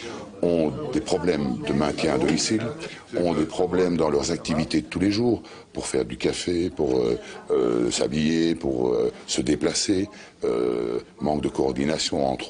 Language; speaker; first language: French; native; French